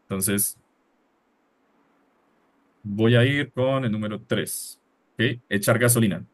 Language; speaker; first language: Spanish; non-native, fluent; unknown